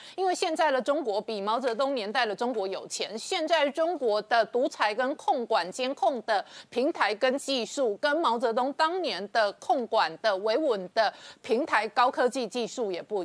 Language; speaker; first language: Chinese; native; Chinese